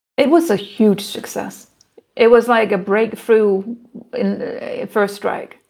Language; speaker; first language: English; non-native, fluent; Danish